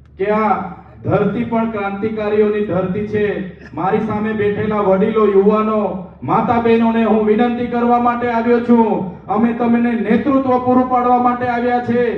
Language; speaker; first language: Gujarati; non-native, local second language; Bhili